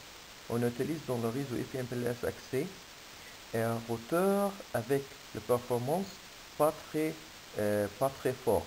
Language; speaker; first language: French; non-native, fluent; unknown